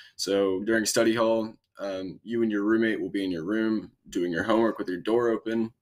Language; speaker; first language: English; native; English